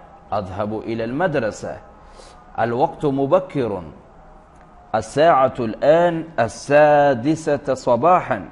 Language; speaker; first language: Arabic; non-native, fluent; Urdu